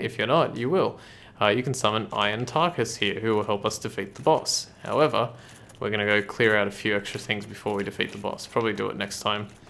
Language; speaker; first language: English; native; English